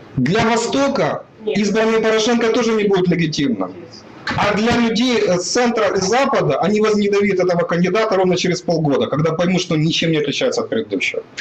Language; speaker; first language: Russian; non-native, local second language; Ukrainian